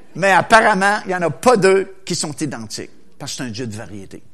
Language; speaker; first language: French; native; French